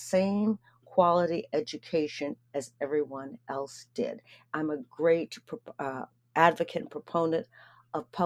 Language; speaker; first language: English; native; English